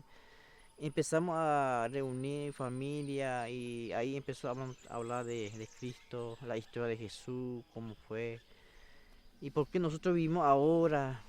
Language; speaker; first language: Spanish; non-native, local second language; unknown